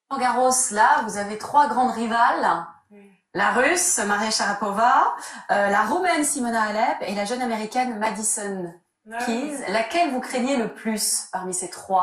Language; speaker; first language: French; native; French